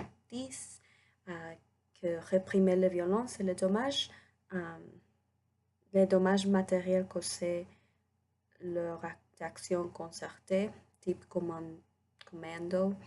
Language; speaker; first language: French; non-native, learner; English